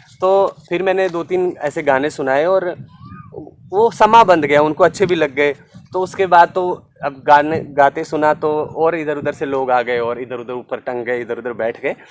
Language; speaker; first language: Hindi; native; Hindi